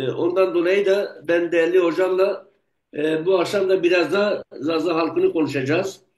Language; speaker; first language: Turkish; non-native, local second language; Zaza